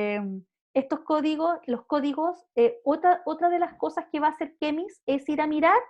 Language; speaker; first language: Spanish; native; Spanish